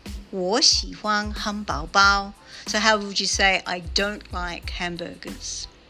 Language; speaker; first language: English; native; English